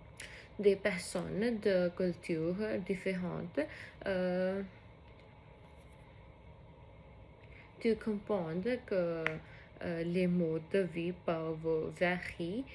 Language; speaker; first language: French; non-native, learner; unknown